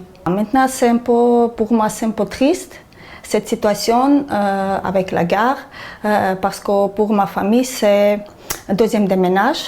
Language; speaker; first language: French; non-native, learner; Armenian